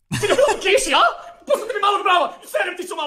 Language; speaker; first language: Croatian; native; Croatian